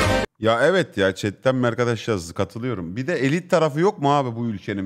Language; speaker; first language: Turkish; native; Turkish